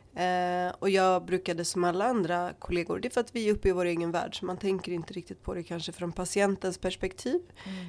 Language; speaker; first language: Swedish; early bilingual, other home language; Kurdish